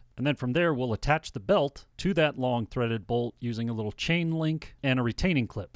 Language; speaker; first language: English; native; English